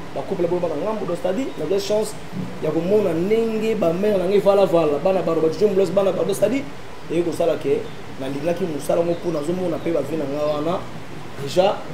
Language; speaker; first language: Lingala; native; Lingala